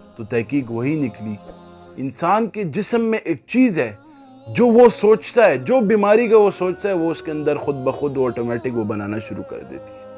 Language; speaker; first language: Urdu; non-native, local second language; Pashto